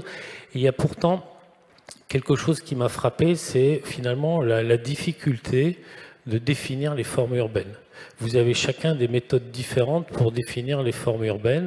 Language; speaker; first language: French; native; French